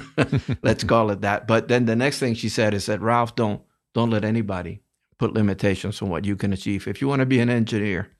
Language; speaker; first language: English; early bilingual, other home language; Spanish